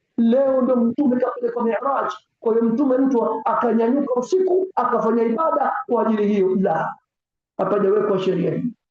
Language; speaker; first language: Swahili; native; Swahili